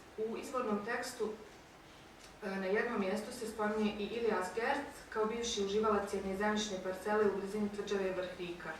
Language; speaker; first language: Bosnian; native; Bosnian